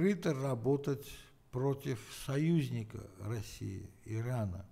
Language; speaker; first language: Russian; non-native, fluent; Armenian